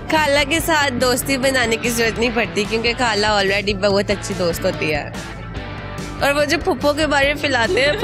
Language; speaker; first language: Hindi; non-native, local second language; Punjabi